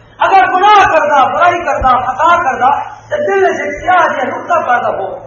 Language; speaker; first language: Urdu; non-native, local second language; Punjabi